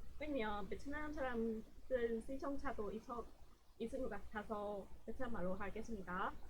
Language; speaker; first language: Korean; non-native, learner; Vietnamese